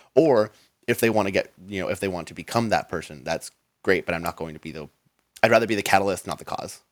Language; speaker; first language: English; native; English